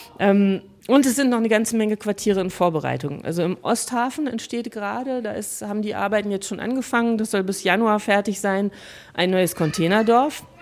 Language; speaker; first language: German; native; German